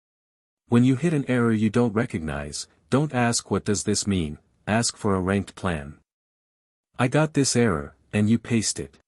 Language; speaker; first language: English; native; English